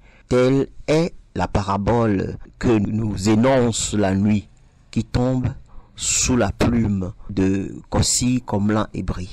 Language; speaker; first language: French; non-native, local second language; Ewe